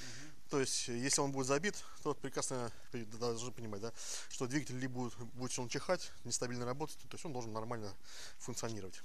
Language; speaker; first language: Russian; native; Russian